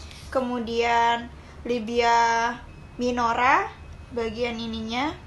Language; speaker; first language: Indonesian; native; Indonesian